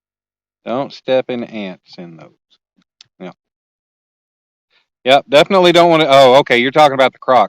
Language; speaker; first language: English; native; English